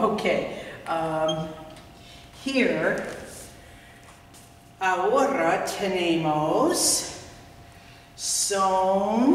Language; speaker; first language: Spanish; non-native, fluent; English